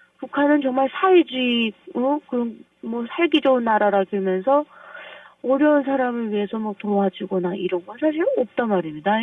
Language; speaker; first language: Korean; native; Korean